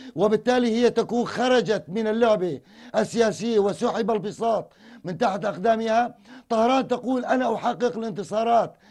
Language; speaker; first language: Arabic; native; Arabic